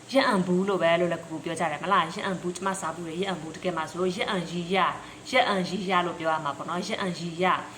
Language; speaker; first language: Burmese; non-native, local second language; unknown